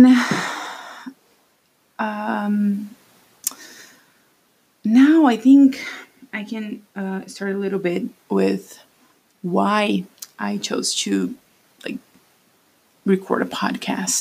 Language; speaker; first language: English; non-native, fluent; Portuguese